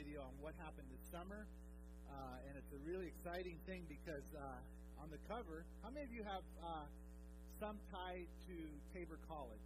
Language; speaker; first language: English; native; English